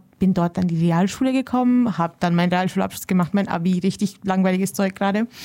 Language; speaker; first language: German; early bilingual, other home language; Romanian